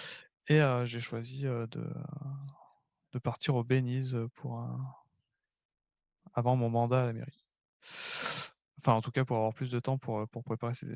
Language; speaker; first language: French; native; French